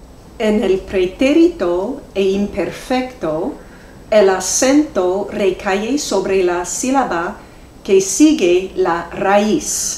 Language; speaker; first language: Spanish; non-native, fluent; English